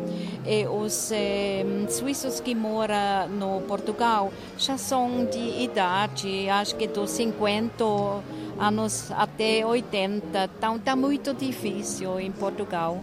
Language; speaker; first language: Portuguese; non-native, fluent; German